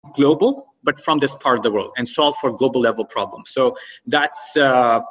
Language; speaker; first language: English; non-native, fluent; Arabic